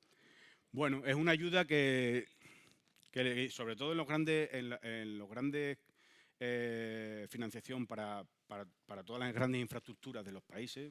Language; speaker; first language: Spanish; native; Spanish